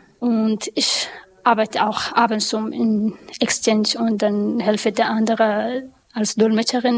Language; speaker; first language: German; non-native, learner; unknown